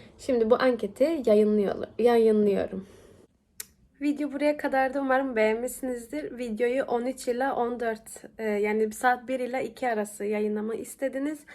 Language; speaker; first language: Turkish; early bilingual, heritage; Turkish